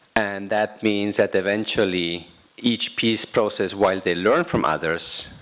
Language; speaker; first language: English; non-native, fluent; Catalan